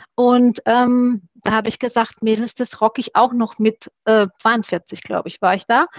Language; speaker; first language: German; early bilingual, other home language; Romanian